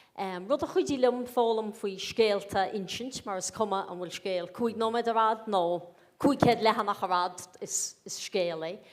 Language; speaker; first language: Irish; native; Irish